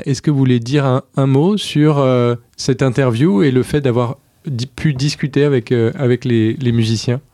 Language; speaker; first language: French; native; French